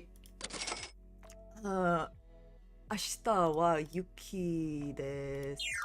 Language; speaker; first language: Japanese; non-native, learner; English